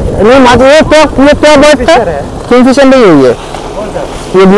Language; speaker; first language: Hindi; non-native, local second language; Bangla